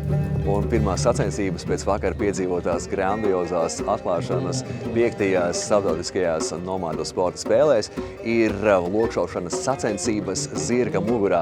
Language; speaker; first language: Latvian; native; Latvian